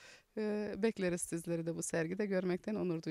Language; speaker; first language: Turkish; native; Turkish